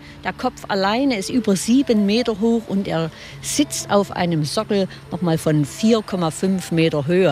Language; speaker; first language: German; native; German